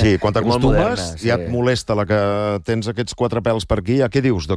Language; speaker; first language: Catalan; native; Catalan